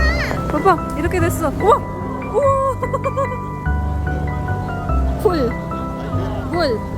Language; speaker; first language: Korean; non-native, learner; Filipino